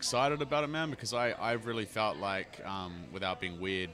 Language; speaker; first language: English; native; English